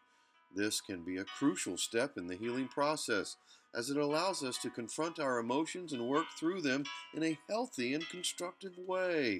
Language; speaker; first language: English; native; English